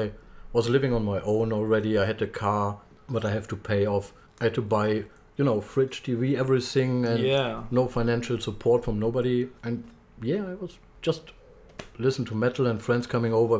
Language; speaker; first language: English; non-native, learner; German